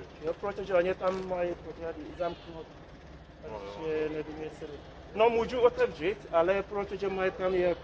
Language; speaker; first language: Czech; non-native, learner; English